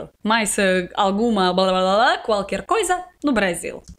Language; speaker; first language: Portuguese; non-native, learner; Russian